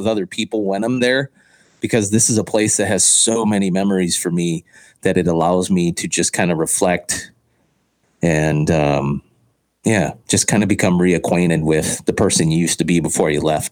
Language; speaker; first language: English; native; English